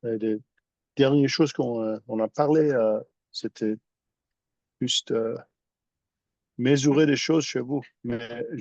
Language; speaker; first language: French; non-native, fluent; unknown